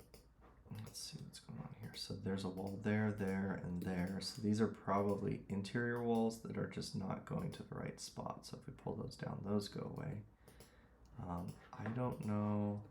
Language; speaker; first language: English; native; English